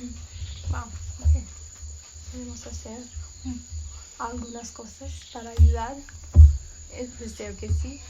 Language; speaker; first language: Spanish; non-native, learner; English